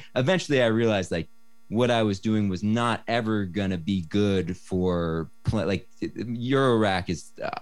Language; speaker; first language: English; native; English